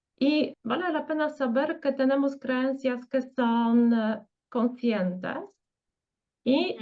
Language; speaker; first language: Spanish; non-native, fluent; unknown